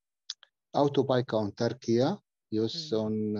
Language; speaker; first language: Finnish; non-native, learner; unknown